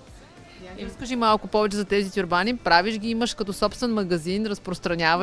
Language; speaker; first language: Bulgarian; native; Bulgarian